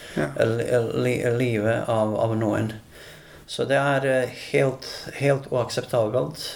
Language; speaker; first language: Norwegian; non-native, fluent; Bosnian